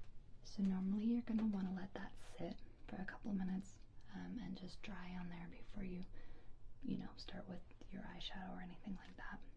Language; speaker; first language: English; native; English